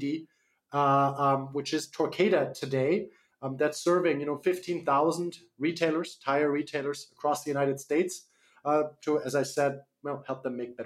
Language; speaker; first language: English; non-native, fluent; German